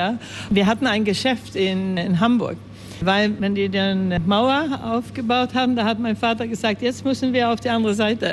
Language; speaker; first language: German; early bilingual, heritage; German